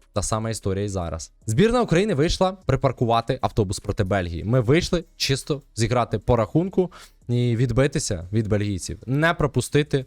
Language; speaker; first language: Ukrainian; native; Ukrainian